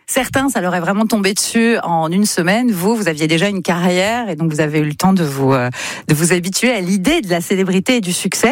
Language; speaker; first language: French; native; French